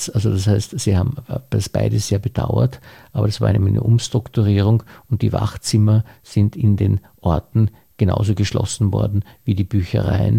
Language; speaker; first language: German; native; German